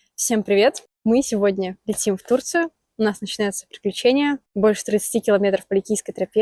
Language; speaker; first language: Russian; native; Russian